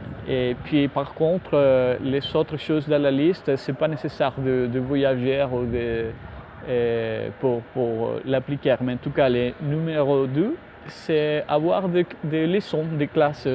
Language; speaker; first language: French; non-native, fluent; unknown